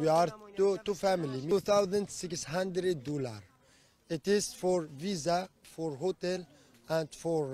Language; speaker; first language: English; non-native, learner; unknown